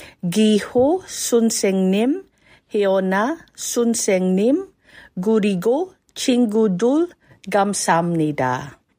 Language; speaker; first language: Korean; non-native, learner; Filipino